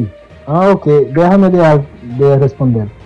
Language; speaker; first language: Spanish; non-native, fluent; Haitian Creole